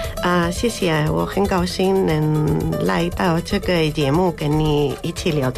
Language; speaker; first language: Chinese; non-native, fluent; Spanish